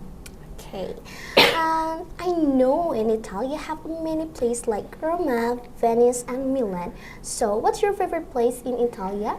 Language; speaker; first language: English; non-native, learner; Indonesian